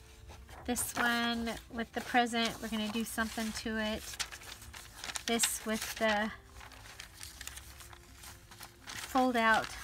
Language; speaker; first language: English; native; English